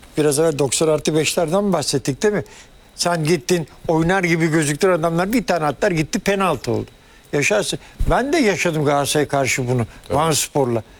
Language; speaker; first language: Turkish; early bilingual, heritage; Turkish